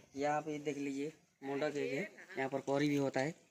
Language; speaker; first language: Hindi; non-native, local second language; Odia